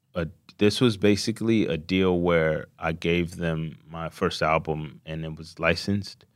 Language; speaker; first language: English; native; English